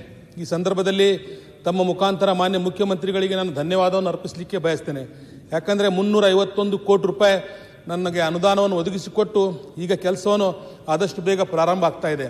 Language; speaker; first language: Kannada; non-native, local second language; Urdu